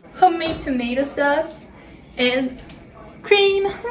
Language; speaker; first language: English; non-native, learner; French